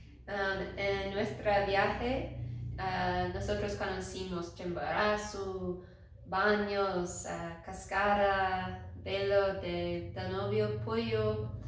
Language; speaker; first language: Spanish; non-native, learner; English